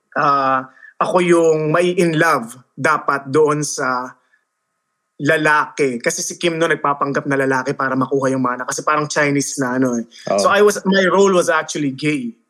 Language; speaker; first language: Filipino; early bilingual, heritage; Filipino